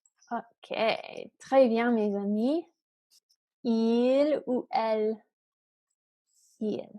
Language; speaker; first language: French; non-native, fluent; English